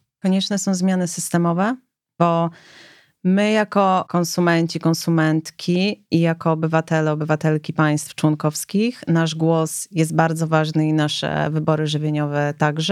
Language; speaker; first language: Polish; native; Polish